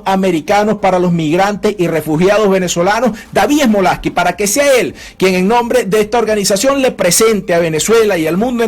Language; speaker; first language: Spanish; native; Spanish